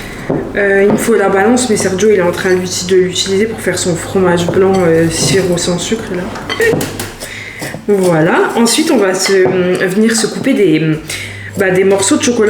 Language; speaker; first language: French; native; French